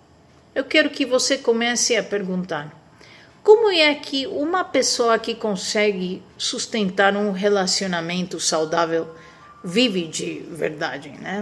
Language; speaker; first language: Portuguese; non-native, fluent; Spanish